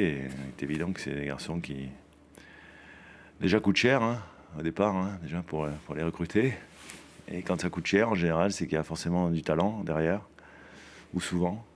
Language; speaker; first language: French; native; French